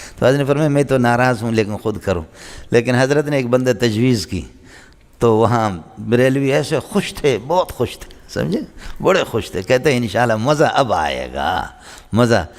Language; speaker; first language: Urdu; non-native, local second language; Brahui